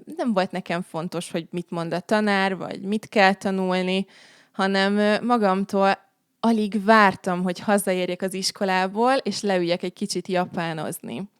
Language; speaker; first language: Hungarian; native; Hungarian